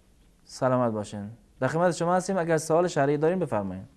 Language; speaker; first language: Persian; native; Persian